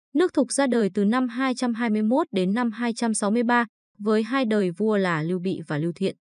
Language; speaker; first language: Vietnamese; native; Vietnamese